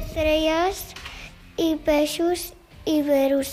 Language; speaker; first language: Catalan; non-native, local second language; Spanish